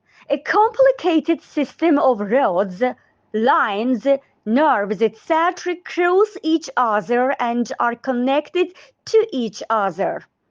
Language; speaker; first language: English; non-native, fluent; Azerbaijani